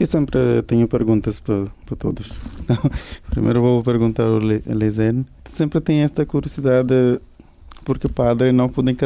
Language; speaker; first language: Portuguese; non-native, learner; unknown